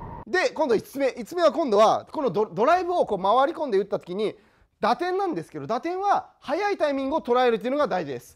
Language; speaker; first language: Japanese; native; Japanese